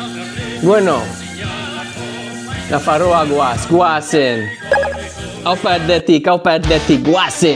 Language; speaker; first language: Basque; non-native, learner; English